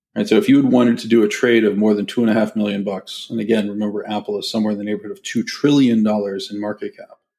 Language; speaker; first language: English; native; English